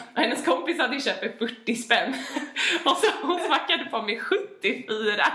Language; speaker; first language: Swedish; native; Swedish